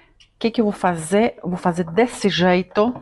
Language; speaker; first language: Portuguese; non-native, fluent; Greek